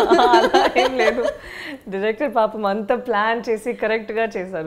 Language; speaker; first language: Telugu; non-native, learner; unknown